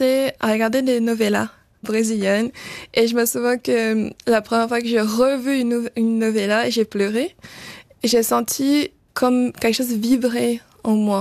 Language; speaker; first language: French; early bilingual, other home language; Portuguese